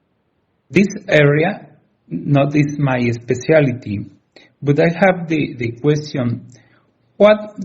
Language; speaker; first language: English; non-native, learner; Spanish